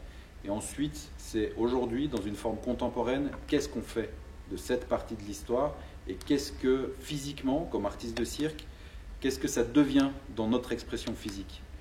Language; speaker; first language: French; native; French